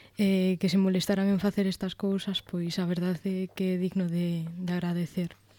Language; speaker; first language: Galician; native; Galician